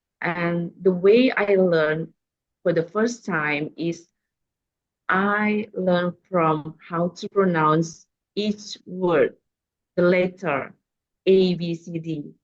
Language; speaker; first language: English; non-native, learner; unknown